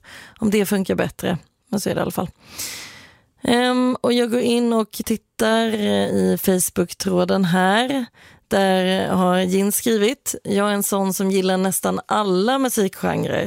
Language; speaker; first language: Swedish; native; Swedish